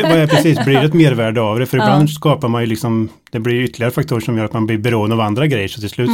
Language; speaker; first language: Swedish; native; Swedish